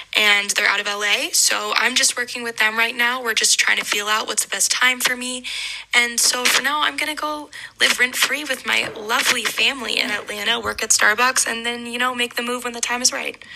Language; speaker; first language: English; native; English